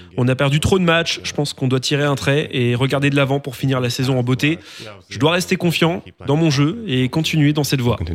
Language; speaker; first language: French; non-native, local second language; English